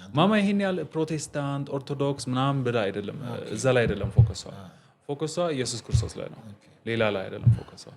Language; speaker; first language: Amharic; early bilingual, heritage; Amharic